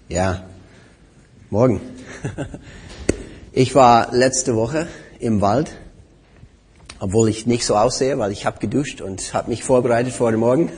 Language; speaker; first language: German; non-native, fluent; English